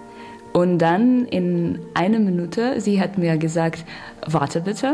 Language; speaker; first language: German; non-native, learner; Russian